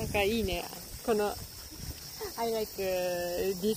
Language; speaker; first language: English; non-native, learner; Japanese